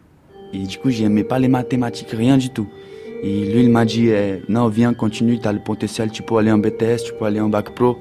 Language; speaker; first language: French; non-native, fluent; Portuguese